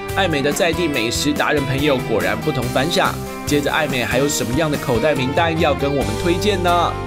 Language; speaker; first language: Chinese; native; Chinese